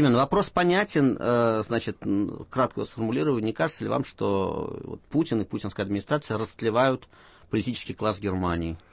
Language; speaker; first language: Russian; native; Russian